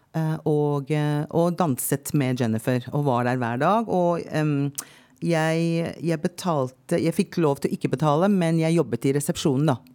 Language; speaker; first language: Norwegian; non-native, fluent; English